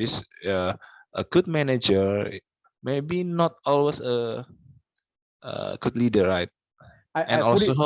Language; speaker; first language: English; non-native, local second language; Indonesian